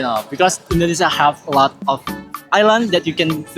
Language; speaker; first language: English; non-native, fluent; Indonesian